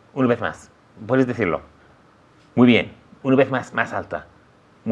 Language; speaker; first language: Spanish; non-native, fluent; English